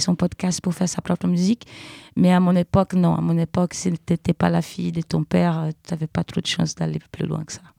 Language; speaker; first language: French; non-native, fluent; Portuguese